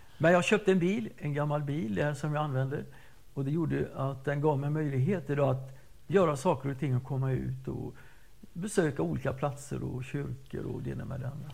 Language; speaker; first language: Swedish; native; Swedish